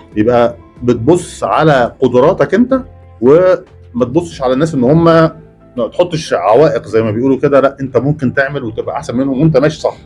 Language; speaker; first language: Egyptian Arabic; native; Egyptian Arabic